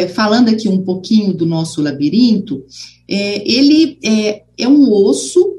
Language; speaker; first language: Portuguese; native; Portuguese